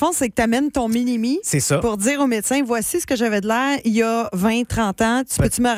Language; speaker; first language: French; native; French